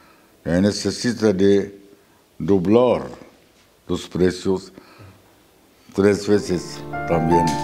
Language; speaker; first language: Spanish; non-native, fluent; Arabic